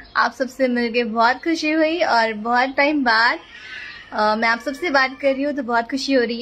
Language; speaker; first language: Hindi; native; Hindi